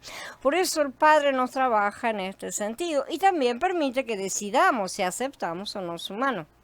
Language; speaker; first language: Spanish; native; Spanish